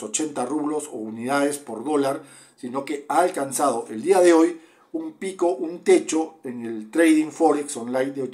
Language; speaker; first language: Spanish; native; Spanish